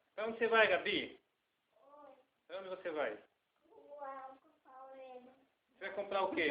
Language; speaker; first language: Portuguese; native; Portuguese